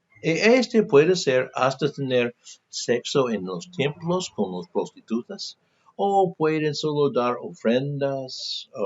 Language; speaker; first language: Spanish; non-native, fluent; English